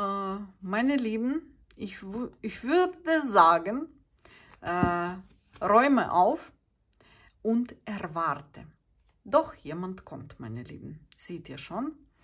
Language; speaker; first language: German; non-native, fluent; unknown